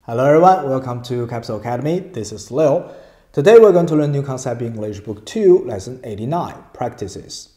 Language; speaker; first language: English; non-native, fluent; Chinese